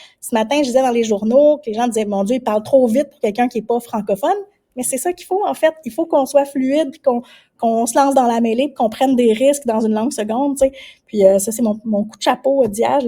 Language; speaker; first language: French; native; French